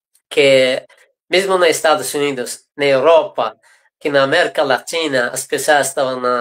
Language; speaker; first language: Portuguese; non-native, fluent; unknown